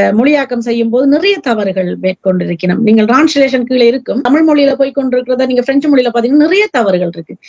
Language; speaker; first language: Tamil; early bilingual, heritage; Tamil